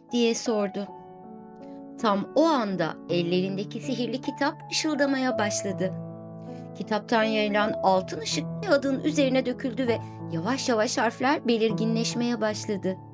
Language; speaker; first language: Turkish; native; Turkish